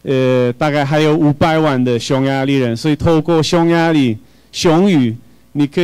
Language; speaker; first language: Chinese; non-native, fluent; Hungarian